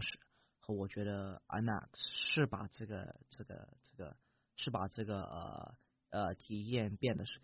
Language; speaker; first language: Chinese; early bilingual, heritage; English